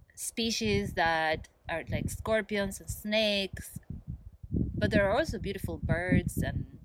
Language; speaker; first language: English; non-native, fluent; Spanish